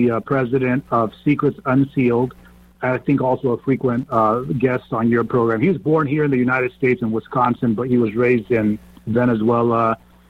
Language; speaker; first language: English; non-native, local second language; Spanish